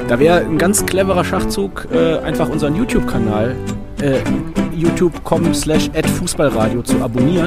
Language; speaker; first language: German; native; German